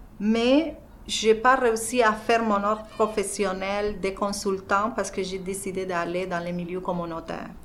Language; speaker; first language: French; non-native, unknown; Spanish